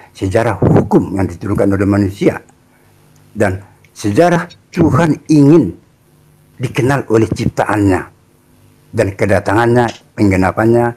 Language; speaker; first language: Indonesian; native; Indonesian